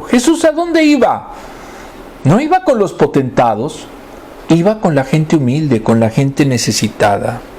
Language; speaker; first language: Spanish; native; Spanish